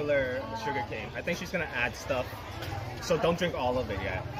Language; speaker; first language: English; native; English